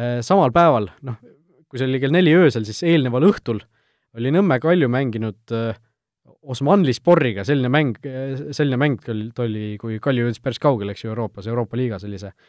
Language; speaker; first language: Estonian; native; Estonian